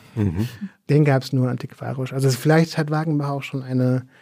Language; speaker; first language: German; native; German